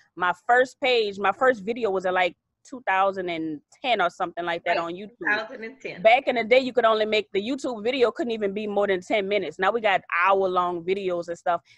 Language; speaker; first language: English; native; English